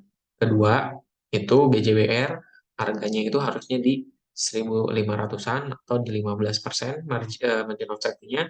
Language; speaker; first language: Indonesian; native; Indonesian